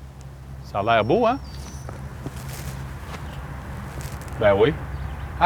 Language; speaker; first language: French; native; French